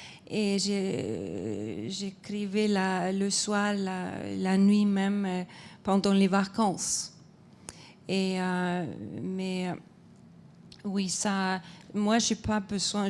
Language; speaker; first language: French; non-native, fluent; Icelandic